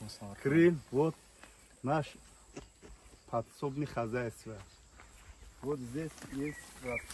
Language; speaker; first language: Russian; non-native, learner; Tajik